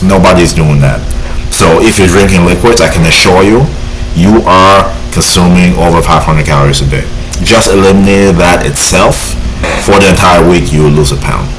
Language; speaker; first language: English; native; English